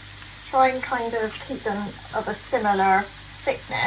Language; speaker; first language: English; native; English